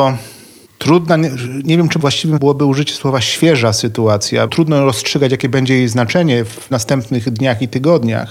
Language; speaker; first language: Polish; native; Polish